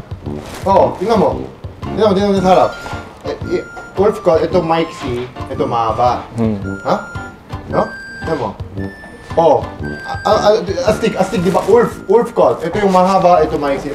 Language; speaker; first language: Filipino; non-native, fluent; Korean